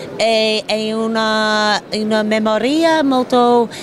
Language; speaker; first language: Italian; non-native, learner; English